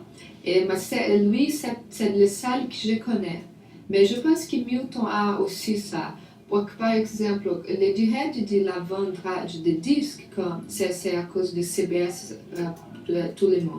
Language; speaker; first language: French; non-native, learner; Portuguese